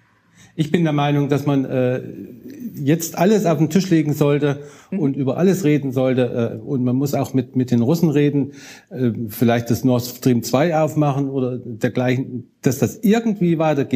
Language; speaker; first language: German; native; German